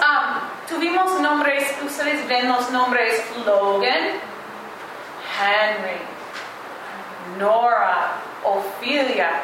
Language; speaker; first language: Spanish; non-native, fluent; English